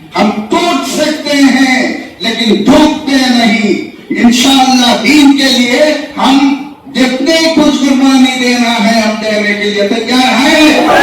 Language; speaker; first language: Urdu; non-native, local second language; Bangla